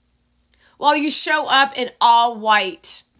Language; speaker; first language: English; native; English